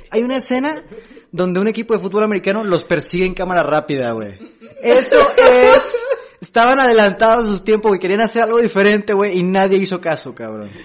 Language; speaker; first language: Spanish; native; Spanish